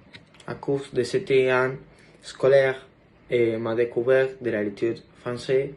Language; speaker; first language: French; non-native, learner; Spanish